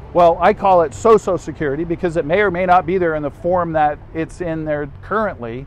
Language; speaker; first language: English; native; English